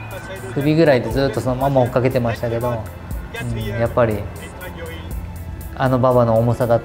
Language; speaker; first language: Japanese; native; Japanese